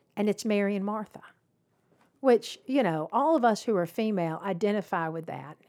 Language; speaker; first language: English; native; English